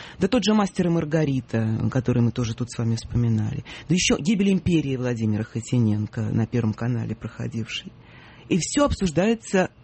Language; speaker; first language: Russian; native; Russian